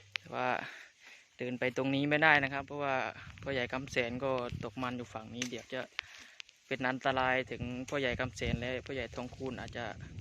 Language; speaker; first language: Thai; native; Thai